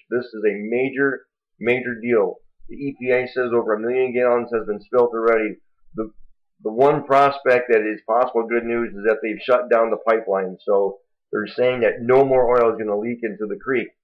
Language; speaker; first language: English; native; English